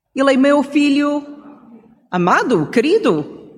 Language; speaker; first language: Portuguese; non-native, fluent; English